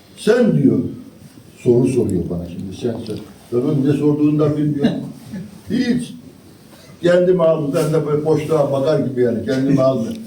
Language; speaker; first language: Turkish; native; Turkish